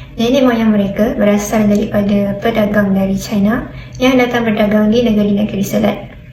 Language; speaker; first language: Malay; native; Malay